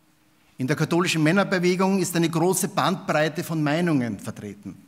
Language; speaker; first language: German; native; German